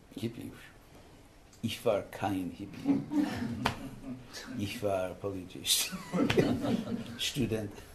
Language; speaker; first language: German; non-native, learner; English